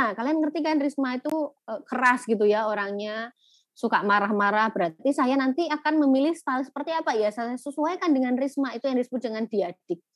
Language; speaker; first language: Indonesian; native; Indonesian